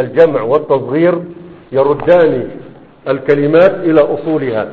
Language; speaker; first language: Arabic; native; Arabic